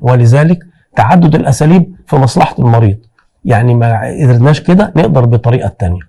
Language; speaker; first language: Arabic; native; Arabic